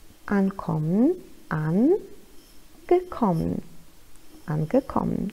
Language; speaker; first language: German; non-native, fluent; Polish